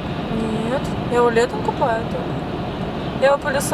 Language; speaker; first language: Russian; native; Russian